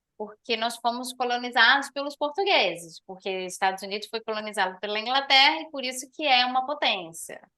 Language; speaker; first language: Portuguese; native; Portuguese